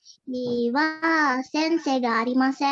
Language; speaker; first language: Japanese; non-native, learner; Indonesian